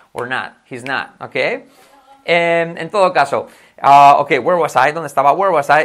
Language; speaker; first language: English; non-native, fluent; Spanish